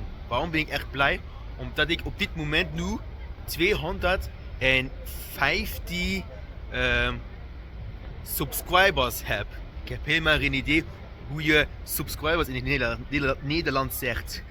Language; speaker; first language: Dutch; non-native, learner; Luxembourgish